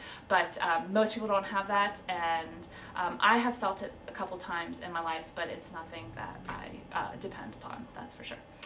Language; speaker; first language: English; native; English